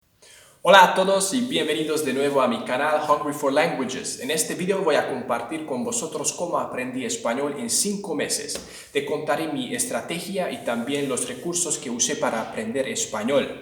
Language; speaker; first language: Spanish; non-native, fluent; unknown